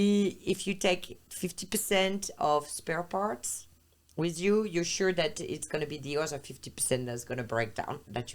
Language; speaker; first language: English; non-native, fluent; French